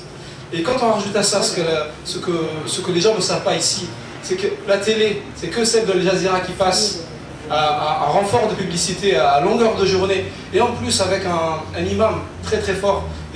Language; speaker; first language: French; early bilingual, other home language; Arabic